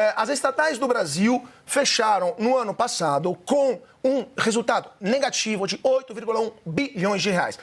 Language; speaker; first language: Portuguese; non-native, fluent; Italian